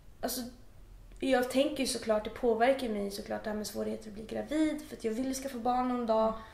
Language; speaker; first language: Swedish; early bilingual, other home language; Persian